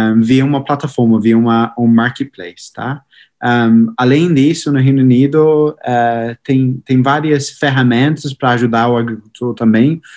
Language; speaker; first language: Portuguese; non-native, fluent; English